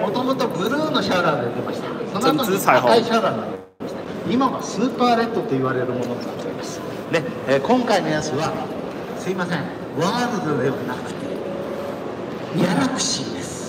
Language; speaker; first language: Japanese; native; Japanese